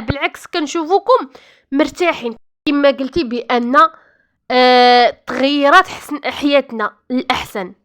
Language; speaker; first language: Arabic; native; Arabic